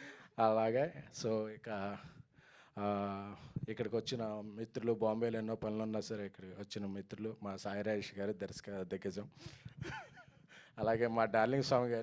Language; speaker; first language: Telugu; native; Telugu